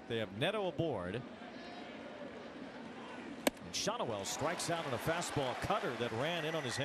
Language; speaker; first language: English; native; English